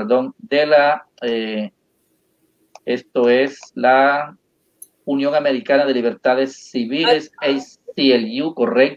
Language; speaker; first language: Spanish; native; Spanish